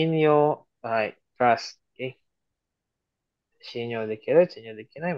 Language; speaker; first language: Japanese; non-native, fluent; Filipino